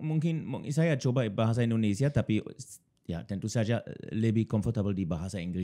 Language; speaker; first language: Indonesian; non-native, learner; German